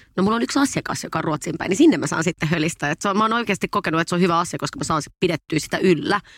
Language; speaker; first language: Finnish; non-native, local second language; Swedish